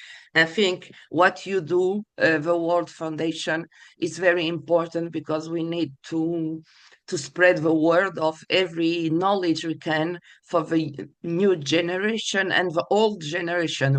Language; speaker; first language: English; non-native, fluent; Portuguese